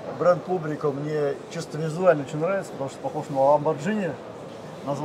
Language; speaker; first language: Russian; native; Russian